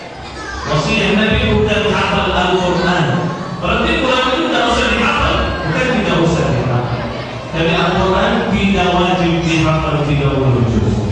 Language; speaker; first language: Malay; non-native, fluent; Arabic